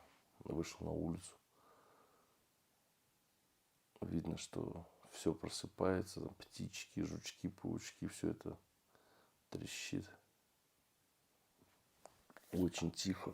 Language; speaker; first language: Russian; native; Russian